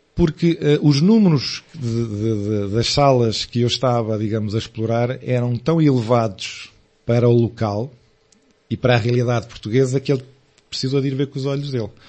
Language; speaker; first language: Portuguese; native; Portuguese